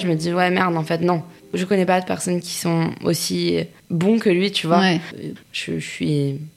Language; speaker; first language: French; native; French